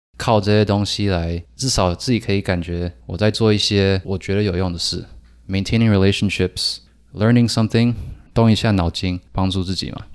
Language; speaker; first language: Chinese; early bilingual, heritage; Chinese